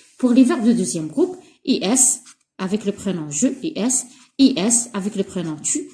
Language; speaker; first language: French; non-native, local second language; Arabic